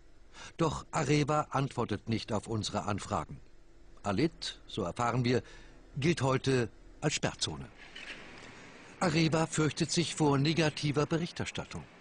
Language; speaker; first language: German; native; German